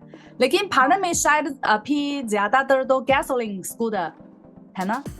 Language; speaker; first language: Hindi; non-native, fluent; Chinese